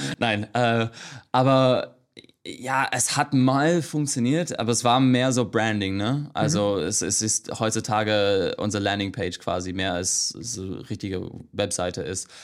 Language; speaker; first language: German; non-native, fluent; English